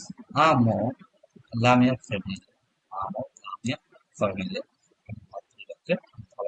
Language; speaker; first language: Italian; non-native, learner; Bangla